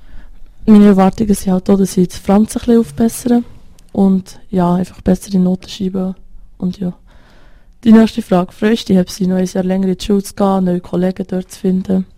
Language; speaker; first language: German; native; German